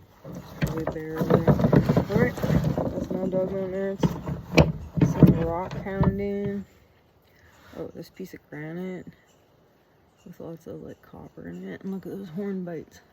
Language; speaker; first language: English; native; English